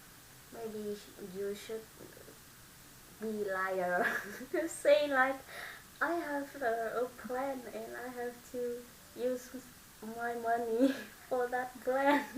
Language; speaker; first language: English; non-native, learner; Vietnamese